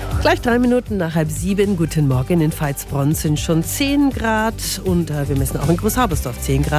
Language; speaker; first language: German; native; German